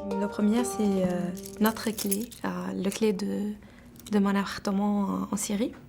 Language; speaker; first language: French; non-native, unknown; Arabic